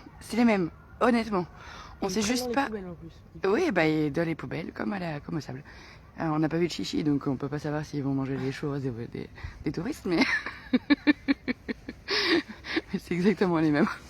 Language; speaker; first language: French; native; French